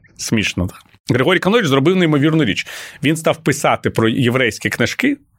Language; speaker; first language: Ukrainian; non-native, local second language; Russian